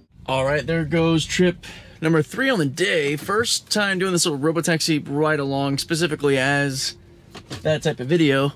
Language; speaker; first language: English; native; English